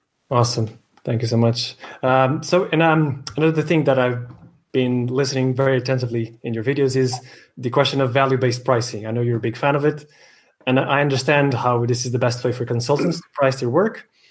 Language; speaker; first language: English; non-native, fluent; Portuguese